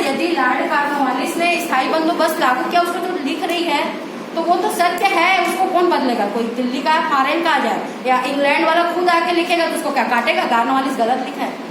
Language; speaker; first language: Hindi; non-native, local second language; Chhattisgarhi